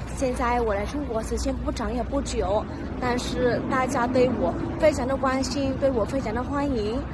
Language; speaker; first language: Chinese; non-native, learner; Vietnamese